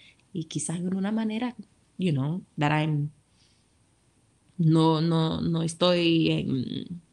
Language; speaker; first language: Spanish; early bilingual, heritage; Spanish